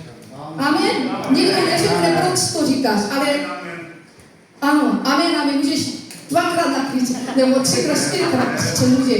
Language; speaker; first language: Czech; non-native, fluent; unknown